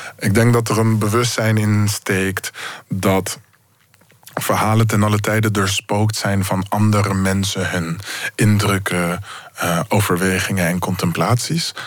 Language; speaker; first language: Dutch; native; Dutch